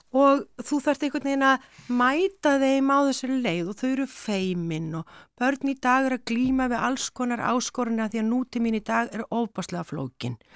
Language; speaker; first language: Icelandic; native; Icelandic